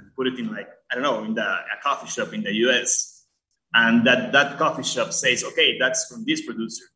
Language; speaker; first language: English; early bilingual, other home language; Spanish